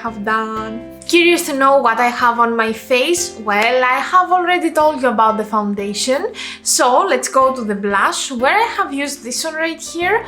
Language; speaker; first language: English; non-native, fluent; Greek